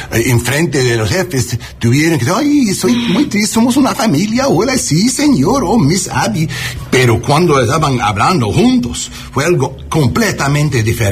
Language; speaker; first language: Spanish; non-native, learner; English